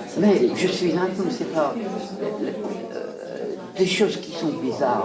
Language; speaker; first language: French; non-native, fluent; English